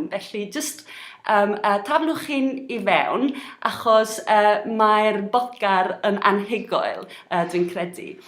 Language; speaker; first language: Welsh; non-native, learner; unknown